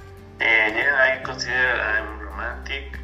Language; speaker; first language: English; non-native, learner; Spanish